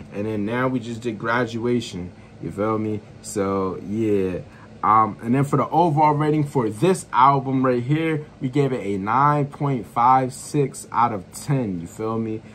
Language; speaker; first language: English; native; English